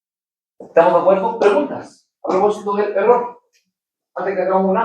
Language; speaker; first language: Spanish; native; Spanish